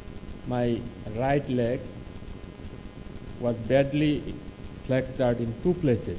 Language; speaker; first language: English; non-native, local second language; Bangla